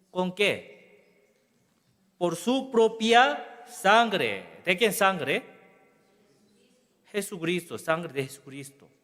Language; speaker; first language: Spanish; non-native, learner; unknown